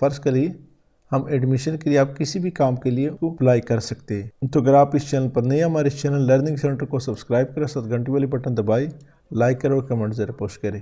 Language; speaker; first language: Urdu; native; Urdu